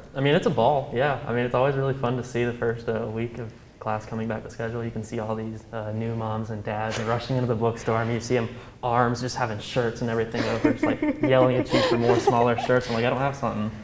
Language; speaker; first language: English; native; English